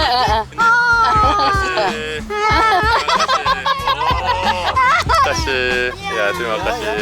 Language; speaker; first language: Indonesian; non-native, learner; Korean